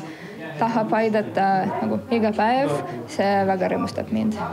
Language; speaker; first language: Estonian; non-native, fluent; Russian